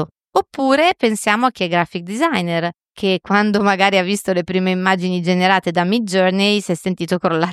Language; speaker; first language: Italian; native; Italian